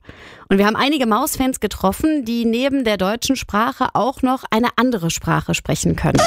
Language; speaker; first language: German; native; German